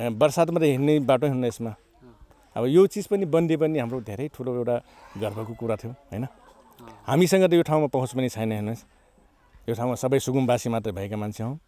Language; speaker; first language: Nepali; non-native, local second language; Rana Tharu